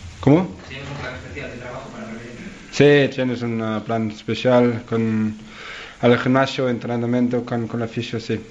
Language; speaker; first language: Spanish; non-native, learner; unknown